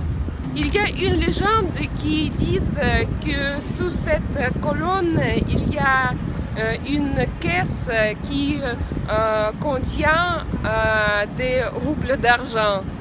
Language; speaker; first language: French; non-native, fluent; Russian